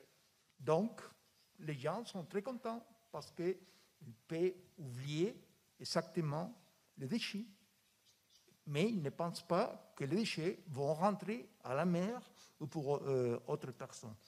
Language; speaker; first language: French; non-native, fluent; Spanish